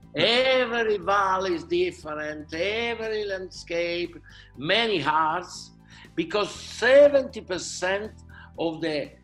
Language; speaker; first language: English; non-native, learner; Italian